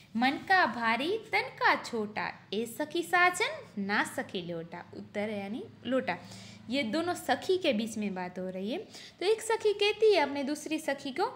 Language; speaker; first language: Hindi; non-native, local second language; Gujarati